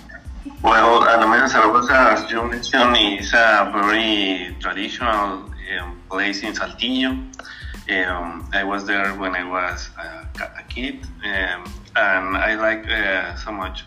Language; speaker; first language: English; non-native, learner; Spanish